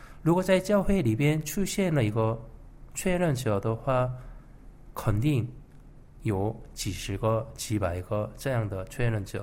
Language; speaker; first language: Chinese; non-native, fluent; Korean